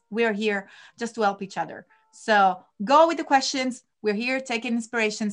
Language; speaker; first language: English; non-native, fluent; Italian